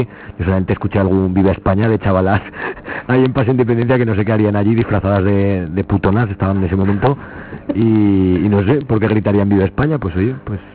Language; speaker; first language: Spanish; native; Spanish